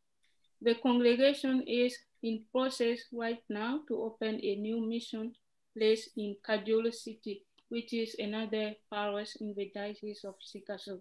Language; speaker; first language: English; non-native, fluent; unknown